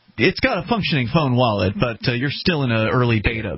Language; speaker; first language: English; native; English